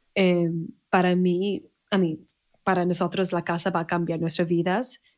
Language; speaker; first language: Spanish; non-native, fluent; English